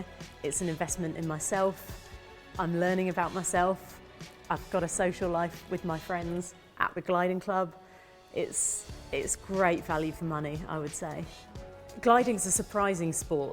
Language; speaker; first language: English; native; English